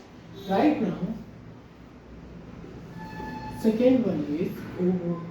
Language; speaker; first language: English; non-native, local second language; Hindi